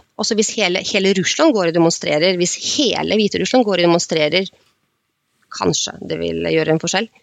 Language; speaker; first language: Norwegian; non-native, fluent; Russian